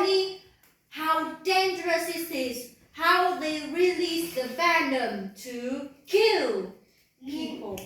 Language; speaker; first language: English; non-native, learner; Vietnamese